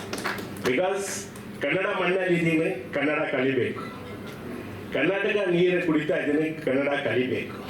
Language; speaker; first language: Kannada; non-native, learner; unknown